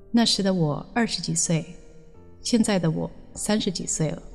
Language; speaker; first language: Chinese; early bilingual, heritage; Chinese